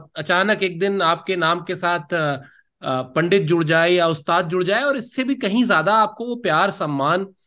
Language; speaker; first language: Hindi; native; Hindi